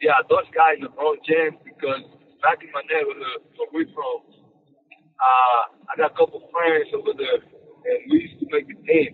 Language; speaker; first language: English; non-native, fluent; Spanish